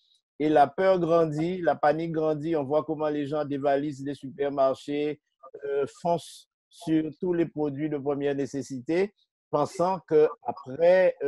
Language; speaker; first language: French; native; French